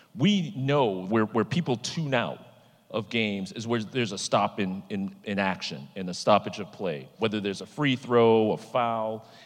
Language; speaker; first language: English; native; English